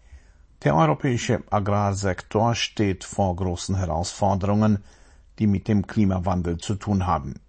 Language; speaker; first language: German; native; German